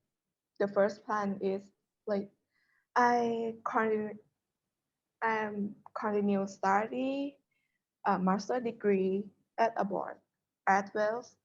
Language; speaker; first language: English; non-native, learner; Thai